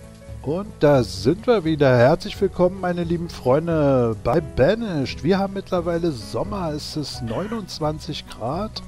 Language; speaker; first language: German; native; German